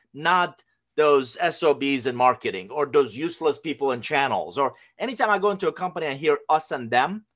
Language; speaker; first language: English; non-native, fluent; Persian